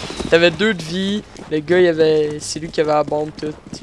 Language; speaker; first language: French; native; French